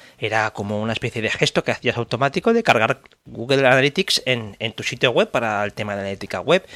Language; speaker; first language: Spanish; native; Spanish